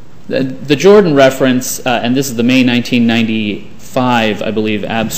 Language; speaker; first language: English; native; English